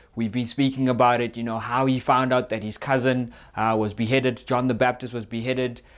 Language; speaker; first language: English; native; English